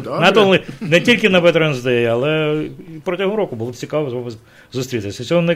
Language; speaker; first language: Ukrainian; native; Ukrainian